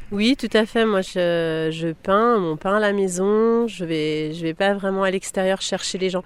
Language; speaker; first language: French; native; French